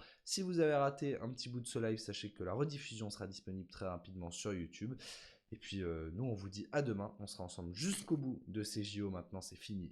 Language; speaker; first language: French; native; French